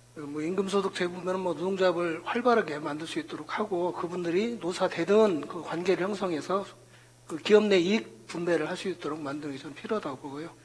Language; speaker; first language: Korean; native; Korean